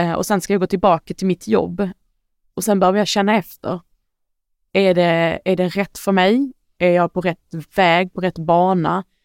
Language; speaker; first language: Swedish; early bilingual, other home language; Arabic